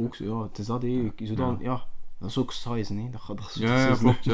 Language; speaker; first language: Dutch; native; Dutch